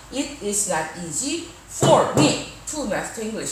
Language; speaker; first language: English; non-native, fluent; Korean